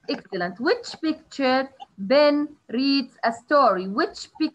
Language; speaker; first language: English; non-native, learner; Arabic